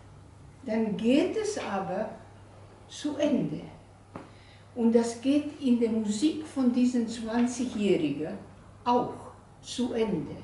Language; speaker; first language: German; non-native, fluent; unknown